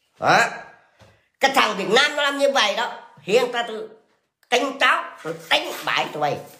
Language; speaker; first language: Vietnamese; non-native, local second language; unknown